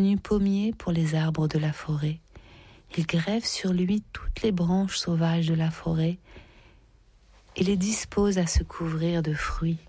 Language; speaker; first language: French; native; French